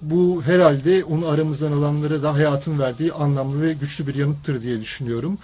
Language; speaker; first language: Turkish; native; Turkish